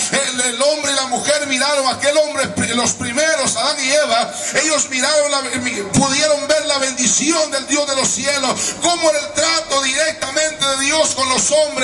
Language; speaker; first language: Spanish; native; Spanish